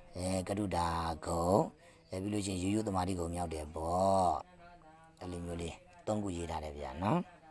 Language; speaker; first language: Burmese; native; Burmese